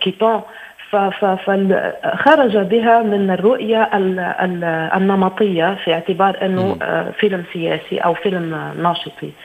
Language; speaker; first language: Arabic; native; Arabic